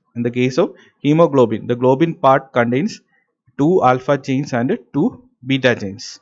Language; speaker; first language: English; non-native, local second language; Malayalam